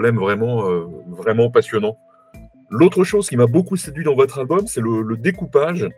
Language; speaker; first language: French; native; French